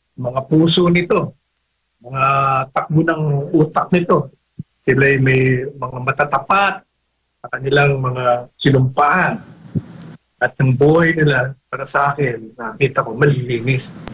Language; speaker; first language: Filipino; native; Filipino